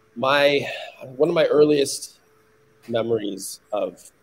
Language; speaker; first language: English; native; English